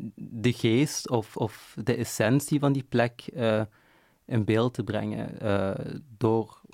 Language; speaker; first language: Dutch; non-native, local second language; Arabic